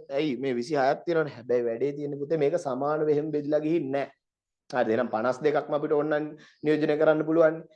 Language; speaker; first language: Sinhala; native; Sinhala